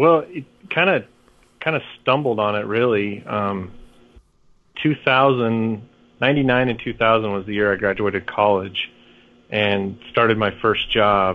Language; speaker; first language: English; native; English